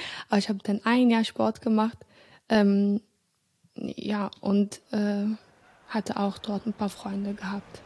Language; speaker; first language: German; early bilingual, other home language; Arabic